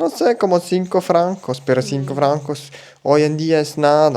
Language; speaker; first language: Spanish; non-native, learner; German